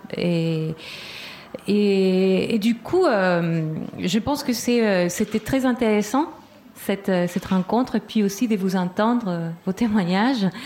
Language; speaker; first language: French; non-native, fluent; Spanish